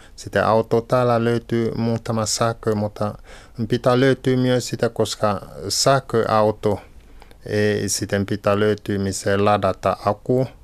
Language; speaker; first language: Finnish; non-native, learner; French